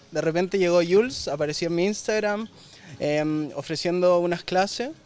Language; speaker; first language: Spanish; native; Spanish